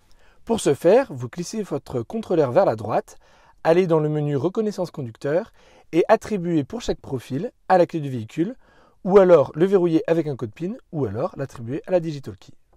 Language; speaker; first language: French; native; French